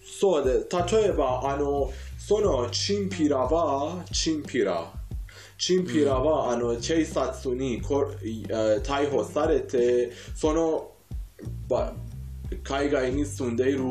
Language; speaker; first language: Japanese; non-native, fluent; Persian